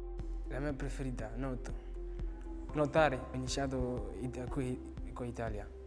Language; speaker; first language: Italian; non-native, learner; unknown